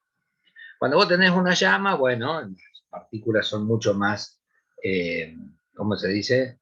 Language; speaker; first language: Spanish; native; Spanish